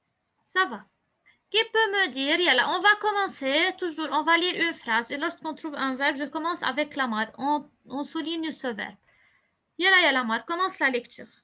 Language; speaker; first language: French; non-native, local second language; Arabic